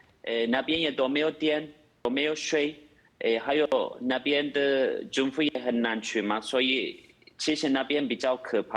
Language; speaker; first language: Chinese; non-native, fluent; Turkish